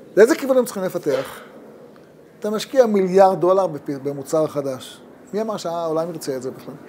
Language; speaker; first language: Hebrew; native; Hebrew